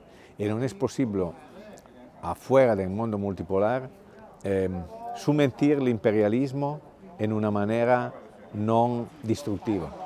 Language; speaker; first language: Spanish; non-native, fluent; Italian